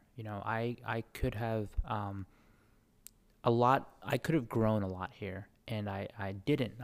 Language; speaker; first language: English; native; English